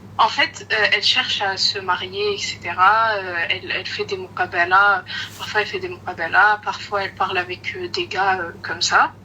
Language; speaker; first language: French; native; French